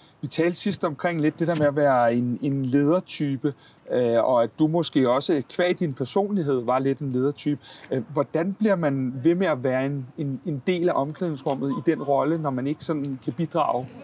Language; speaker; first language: Danish; native; Danish